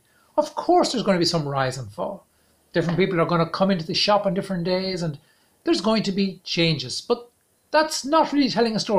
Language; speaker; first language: English; native; English